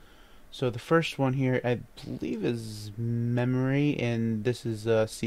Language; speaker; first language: English; native; English